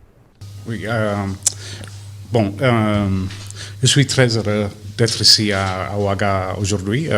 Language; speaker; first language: French; non-native, fluent; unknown